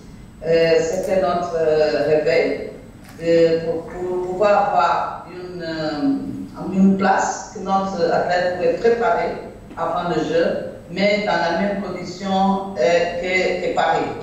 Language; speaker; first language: French; non-native, learner; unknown